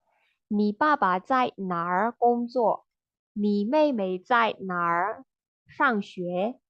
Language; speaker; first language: Chinese; non-native, fluent; Burmese